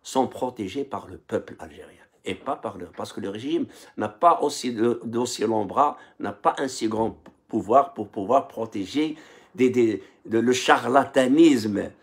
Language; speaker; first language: French; non-native, local second language; Arabic